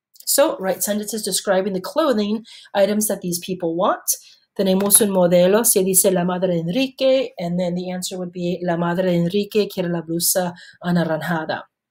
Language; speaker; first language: English; native; English